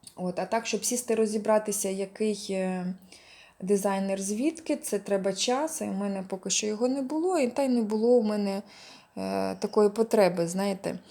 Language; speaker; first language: Ukrainian; non-native, local second language; Russian